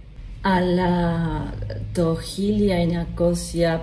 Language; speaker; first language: Greek; non-native, learner; Spanish